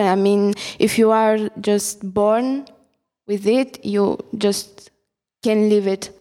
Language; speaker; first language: English; non-native, fluent; Italian